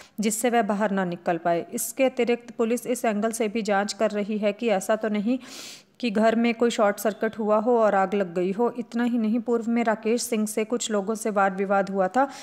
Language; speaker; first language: Hindi; native; Hindi